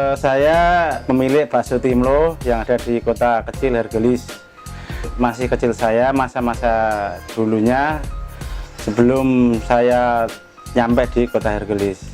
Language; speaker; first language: Indonesian; non-native, local second language; Javanese